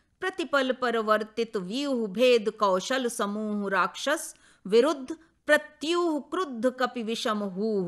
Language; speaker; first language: Hindi; native; Hindi